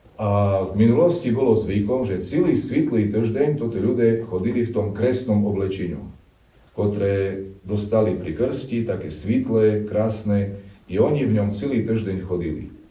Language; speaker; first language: Slovak; non-native, local second language; Rusyn